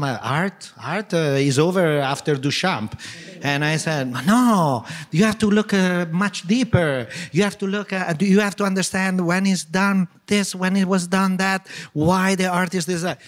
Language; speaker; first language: English; non-native, fluent; Italian